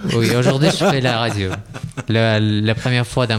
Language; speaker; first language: French; non-native, learner; Russian